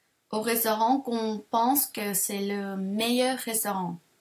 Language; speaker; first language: French; non-native, fluent; Thai